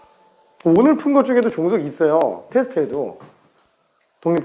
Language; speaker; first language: Korean; native; Korean